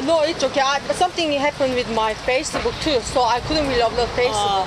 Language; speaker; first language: English; non-native, learner; Korean